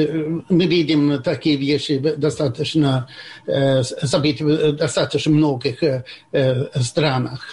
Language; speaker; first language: Russian; non-native, fluent; Swedish